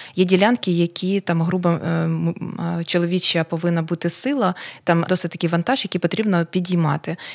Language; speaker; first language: Ukrainian; non-native, local second language; Russian